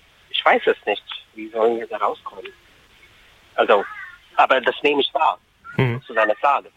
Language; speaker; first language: German; non-native, fluent; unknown